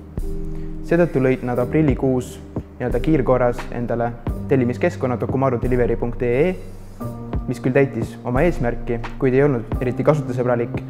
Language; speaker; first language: Estonian; native; Estonian